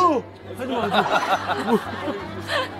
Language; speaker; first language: Korean; native; Korean